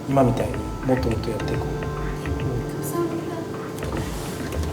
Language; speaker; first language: Japanese; non-native, fluent; Korean